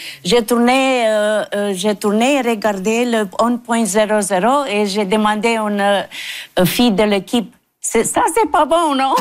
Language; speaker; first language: French; non-native, fluent; Romanian